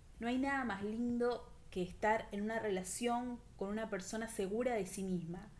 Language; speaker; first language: Spanish; native; Spanish